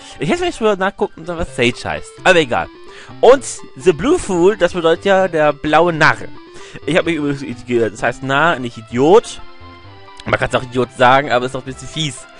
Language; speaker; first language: German; native; German